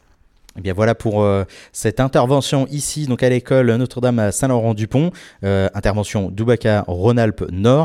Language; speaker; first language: French; native; French